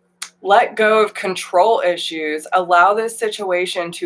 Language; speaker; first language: English; native; English